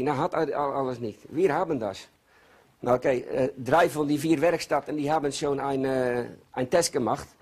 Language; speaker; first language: German; non-native, learner; Dutch